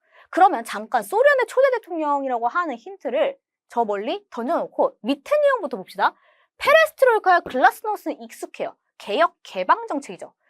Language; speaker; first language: Korean; native; Korean